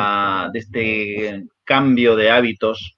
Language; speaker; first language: Spanish; native; Spanish